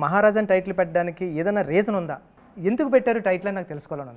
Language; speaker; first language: Telugu; native; Telugu